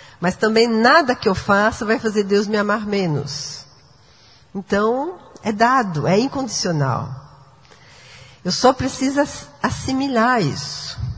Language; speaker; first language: Portuguese; non-native, fluent; French